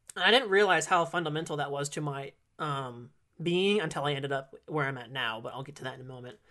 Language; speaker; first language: English; native; English